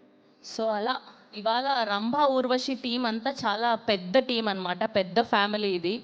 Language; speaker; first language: Telugu; native; Telugu